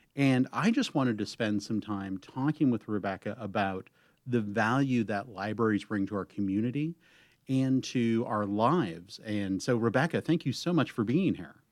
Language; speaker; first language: English; native; English